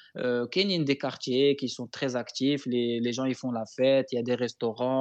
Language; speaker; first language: French; non-native, local second language; Arabic